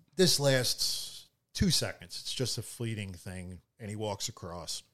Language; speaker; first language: English; native; English